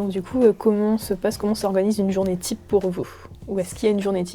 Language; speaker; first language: French; native; French